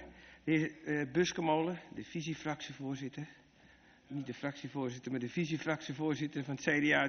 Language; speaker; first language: Dutch; native; Dutch